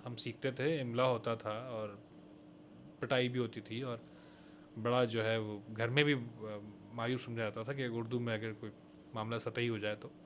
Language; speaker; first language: Urdu; native; Urdu